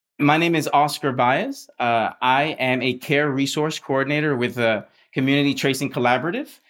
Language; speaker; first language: English; early bilingual, other home language; Spanish